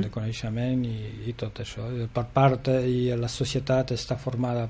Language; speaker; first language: Catalan; non-native, fluent; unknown